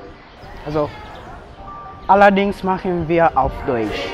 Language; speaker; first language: German; non-native, learner; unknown